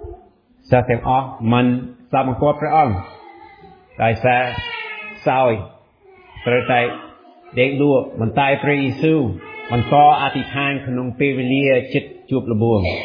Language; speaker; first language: Khmer; non-native, fluent; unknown